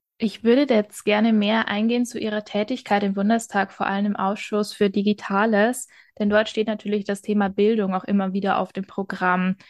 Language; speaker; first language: German; native; German